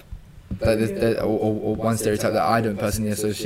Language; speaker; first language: English; native; English